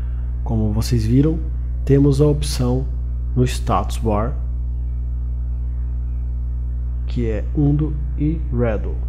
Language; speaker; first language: Portuguese; native; Portuguese